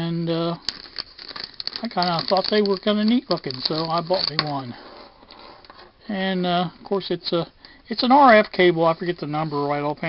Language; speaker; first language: English; native; English